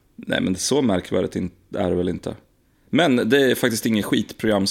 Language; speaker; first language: Swedish; native; Swedish